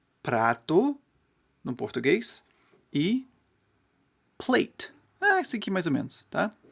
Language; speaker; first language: Portuguese; non-native, fluent; English